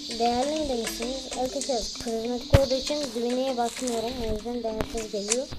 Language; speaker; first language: Turkish; native; Turkish